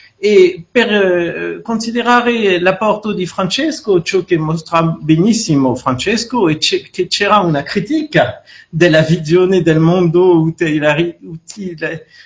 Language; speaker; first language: Italian; non-native, fluent; French